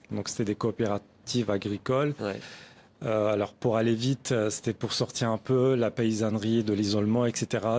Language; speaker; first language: French; non-native, local second language; Arabic